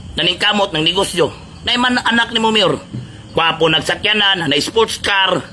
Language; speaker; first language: Cebuano; native; Cebuano